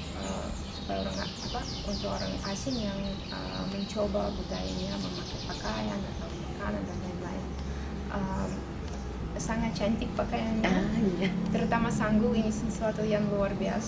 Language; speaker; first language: Indonesian; non-native, fluent; Russian